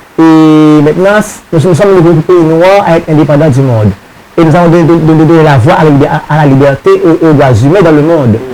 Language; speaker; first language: French; non-native, local second language; Haitian Creole